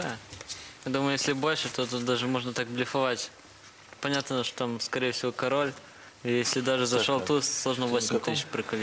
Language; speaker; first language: Russian; native; Russian